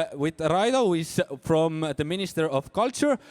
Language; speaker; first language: English; non-native, fluent; Estonian